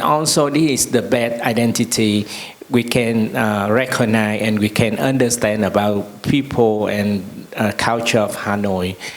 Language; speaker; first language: English; non-native, learner; Vietnamese